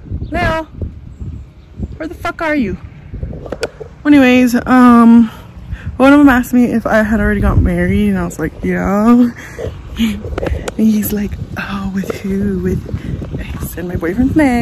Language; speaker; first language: English; early bilingual, other home language; Spanish